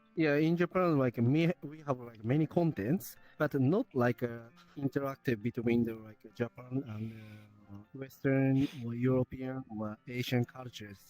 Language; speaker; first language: English; non-native, learner; Japanese